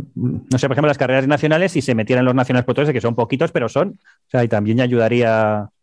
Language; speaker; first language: Spanish; native; Spanish